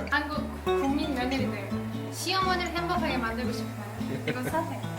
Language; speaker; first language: Korean; non-native, learner; Turkish